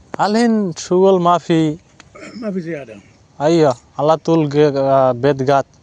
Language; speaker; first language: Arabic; non-native, learner; Bangla